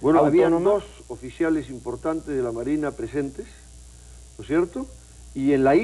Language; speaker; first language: Spanish; native; Spanish